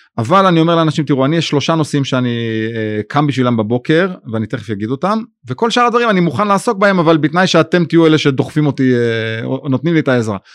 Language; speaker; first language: Hebrew; native; Hebrew